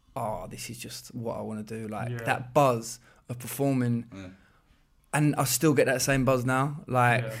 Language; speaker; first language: English; native; English